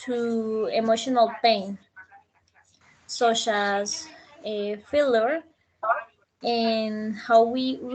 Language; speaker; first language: English; non-native, learner; Spanish